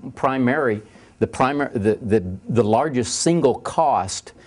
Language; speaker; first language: English; native; English